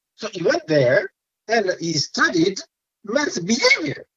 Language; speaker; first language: English; non-native, fluent; French